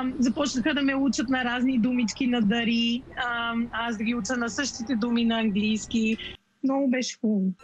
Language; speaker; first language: Bulgarian; native; Bulgarian